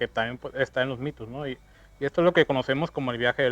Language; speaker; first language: Spanish; native; Spanish